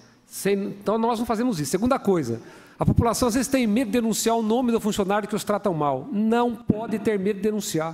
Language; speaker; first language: Portuguese; native; Portuguese